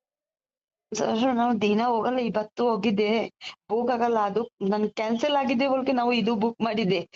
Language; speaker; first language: Kannada; non-native, learner; Hindi